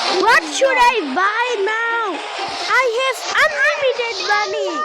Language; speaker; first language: English; non-native, learner; Bangla